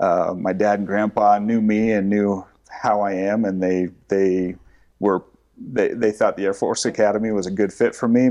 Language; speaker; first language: English; native; English